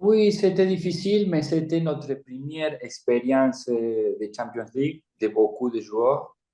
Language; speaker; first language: French; non-native, fluent; Spanish